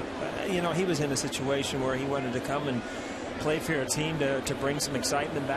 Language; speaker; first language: English; native; English